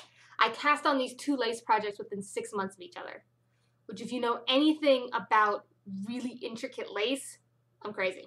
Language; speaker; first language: English; native; English